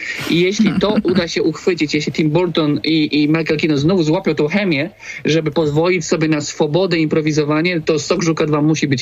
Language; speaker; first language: Polish; native; Polish